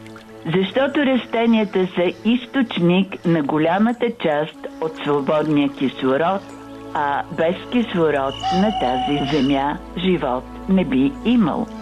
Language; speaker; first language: Bulgarian; native; Bulgarian